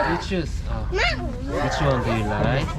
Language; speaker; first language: English; non-native, learner; Korean